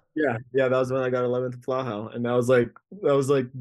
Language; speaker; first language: English; early bilingual, other home language; Greek